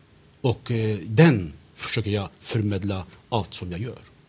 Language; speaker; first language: Swedish; non-native, fluent; Zaza